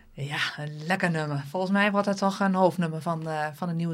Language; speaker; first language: Dutch; native; Dutch